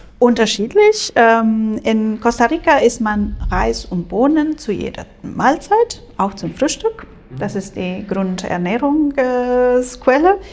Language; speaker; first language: German; non-native, fluent; Spanish